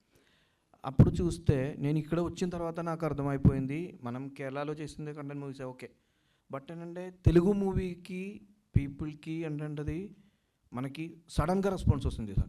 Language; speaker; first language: Telugu; non-native, learner; Malayalam